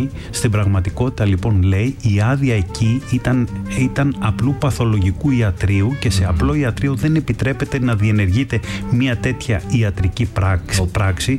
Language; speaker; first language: Greek; native; Greek